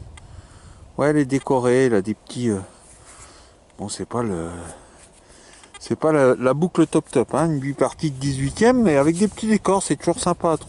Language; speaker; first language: French; native; French